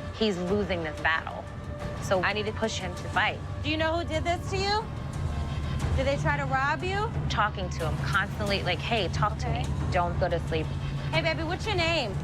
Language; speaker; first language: English; native; English